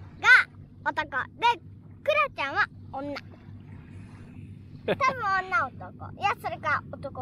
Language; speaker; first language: Japanese; native; Japanese